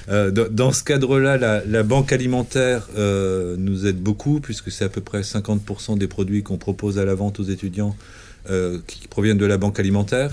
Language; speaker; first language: French; native; French